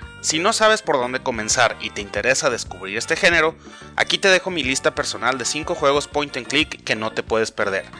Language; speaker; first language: Spanish; native; Spanish